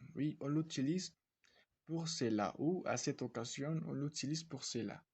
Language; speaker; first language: French; non-native, fluent; Spanish